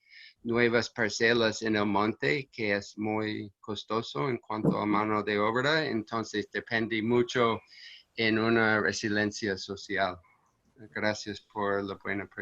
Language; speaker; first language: Spanish; non-native, fluent; English